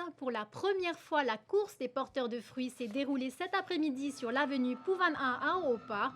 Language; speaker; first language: French; native; French